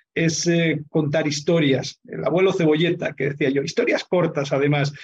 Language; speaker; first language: Spanish; native; Spanish